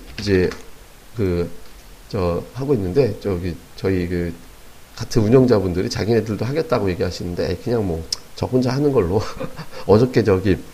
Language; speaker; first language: Korean; native; Korean